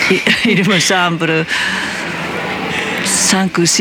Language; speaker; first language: French; non-native, fluent; Japanese